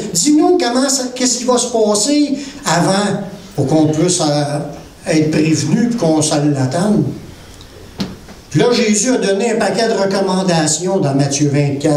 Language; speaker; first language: French; native; French